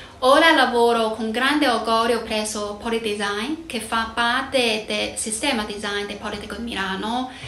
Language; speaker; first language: Italian; non-native, fluent; Chinese